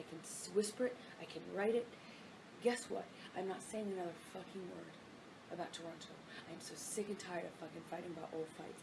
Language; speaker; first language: English; native; English